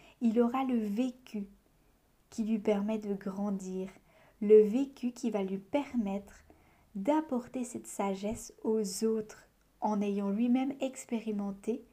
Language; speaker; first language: French; native; French